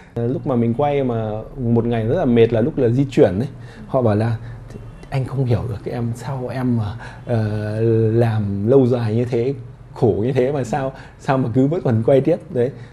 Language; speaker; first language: Vietnamese; early bilingual, heritage; Vietnamese